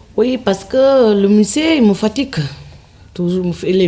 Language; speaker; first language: French; non-native, learner; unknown